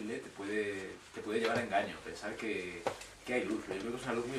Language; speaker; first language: Spanish; native; Spanish